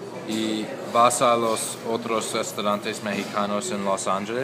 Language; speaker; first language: Spanish; non-native, learner; English